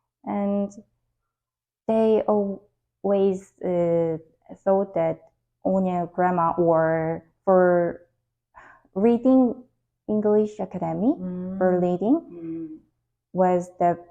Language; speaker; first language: English; non-native, learner; Korean